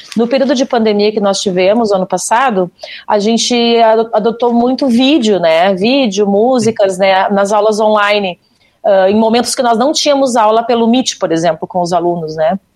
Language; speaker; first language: Portuguese; native; Portuguese